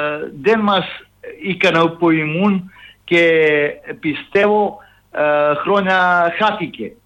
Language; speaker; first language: Greek; non-native, fluent; Serbian